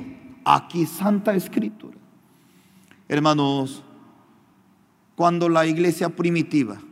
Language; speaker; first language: Spanish; non-native, fluent; Korean